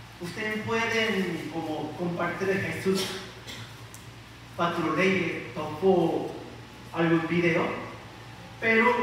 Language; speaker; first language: Spanish; non-native, learner; Korean